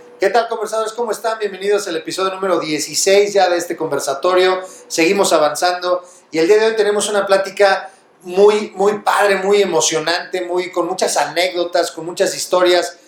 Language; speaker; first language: Spanish; native; Spanish